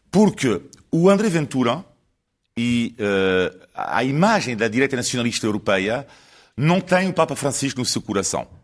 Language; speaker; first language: Portuguese; non-native, fluent; French